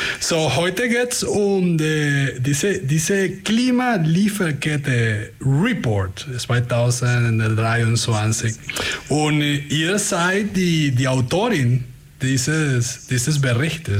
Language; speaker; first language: German; non-native, fluent; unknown